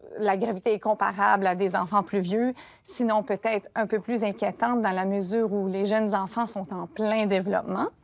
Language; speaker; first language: French; native; French